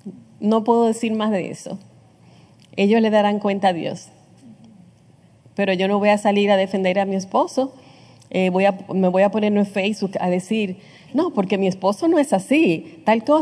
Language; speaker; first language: Spanish; native; Spanish